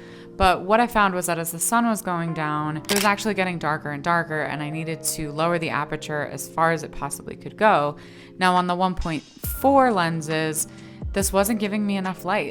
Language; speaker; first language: English; native; English